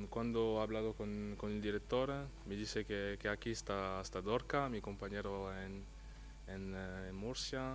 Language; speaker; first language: Spanish; non-native, fluent; French